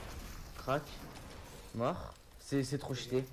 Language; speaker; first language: French; native; French